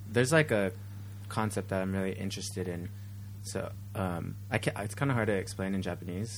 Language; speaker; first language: English; native; English